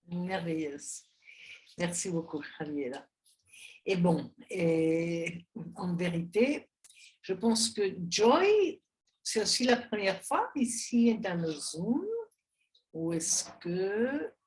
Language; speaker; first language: French; non-native, fluent; Spanish